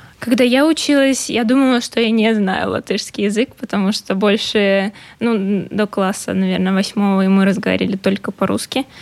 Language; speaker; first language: Russian; native; Russian